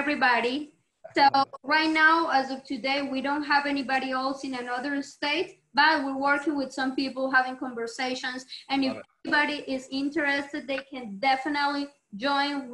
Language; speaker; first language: English; non-native, fluent; Spanish